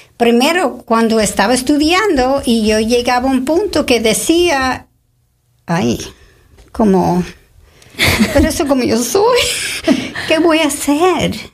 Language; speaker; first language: Spanish; non-native, fluent; English